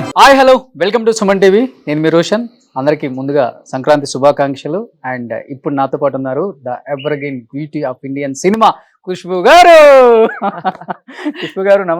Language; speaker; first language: Telugu; native; Telugu